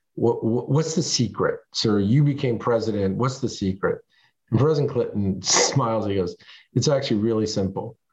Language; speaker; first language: English; early bilingual, other home language; French